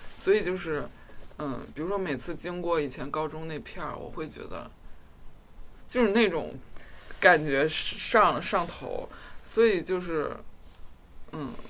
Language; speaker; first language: Chinese; native; Chinese